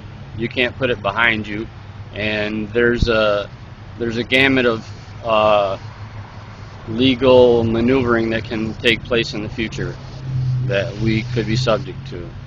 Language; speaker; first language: English; native; English